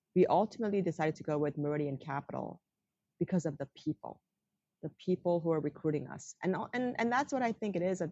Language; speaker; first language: English; non-native, fluent; Korean